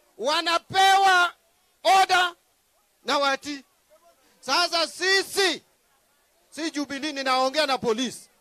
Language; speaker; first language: Swahili; non-native, local second language; Luo (Kenya and Tanzania)